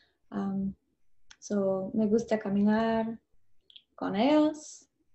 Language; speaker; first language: Spanish; non-native, learner; English